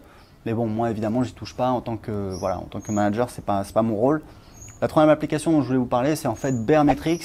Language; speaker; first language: French; native; French